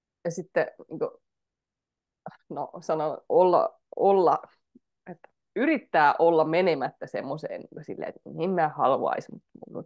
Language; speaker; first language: Finnish; native; Finnish